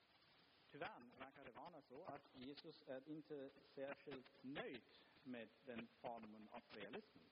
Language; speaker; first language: Swedish; non-native, fluent; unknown